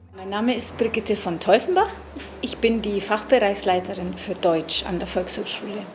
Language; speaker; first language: German; native; German